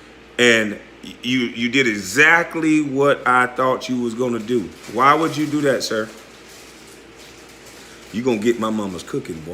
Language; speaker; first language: English; native; English